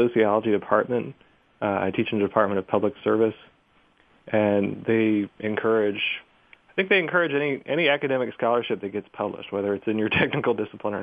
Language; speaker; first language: English; native; English